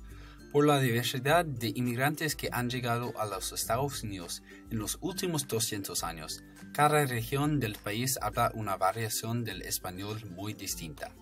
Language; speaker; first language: Spanish; non-native, fluent; English